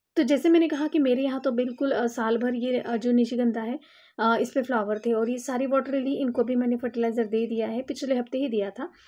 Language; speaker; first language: Hindi; non-native, local second language; Marathi